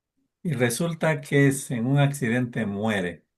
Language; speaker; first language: Spanish; native; Spanish